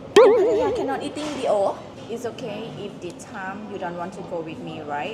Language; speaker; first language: English; non-native, learner; Thai